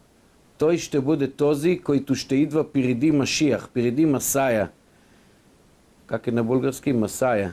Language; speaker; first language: Bulgarian; non-native, fluent; Hebrew